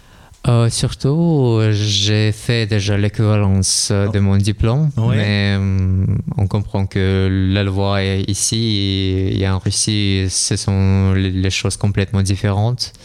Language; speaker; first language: French; non-native, learner; Russian